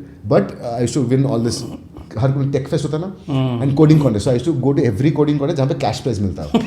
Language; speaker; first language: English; non-native, local second language; Hindi